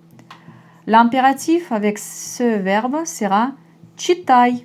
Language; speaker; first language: French; non-native, fluent; Russian